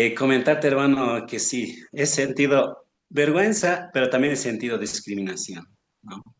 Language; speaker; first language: Spanish; non-native, local second language; Aymara